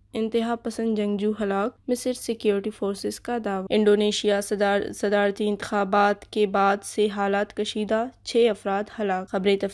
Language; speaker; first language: Urdu; non-native, local second language; Baluchi